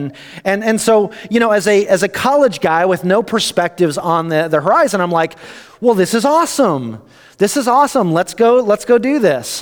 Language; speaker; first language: English; native; English